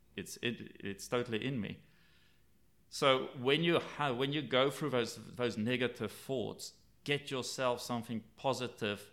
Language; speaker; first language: English; native; English